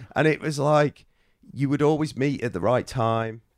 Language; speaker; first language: English; native; English